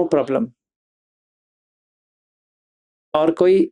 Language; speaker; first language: Hindi; native; Hindi